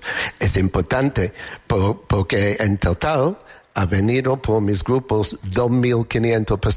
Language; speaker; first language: Spanish; non-native, fluent; English